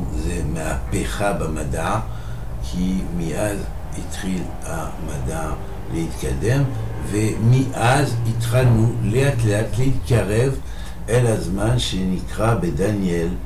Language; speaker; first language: Hebrew; non-native, fluent; French